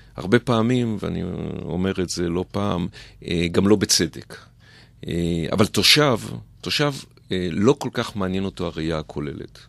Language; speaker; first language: Hebrew; native; Hebrew